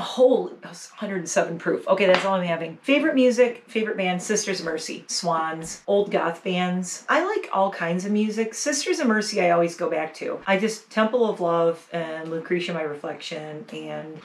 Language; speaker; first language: English; native; English